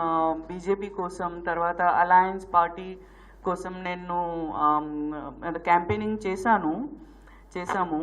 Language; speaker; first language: Telugu; non-native, learner; Gujarati